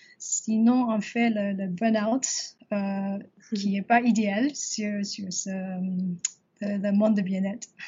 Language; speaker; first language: French; non-native, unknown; English